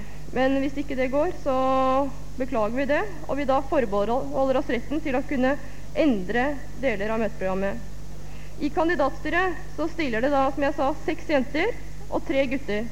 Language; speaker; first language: Norwegian; native; Norwegian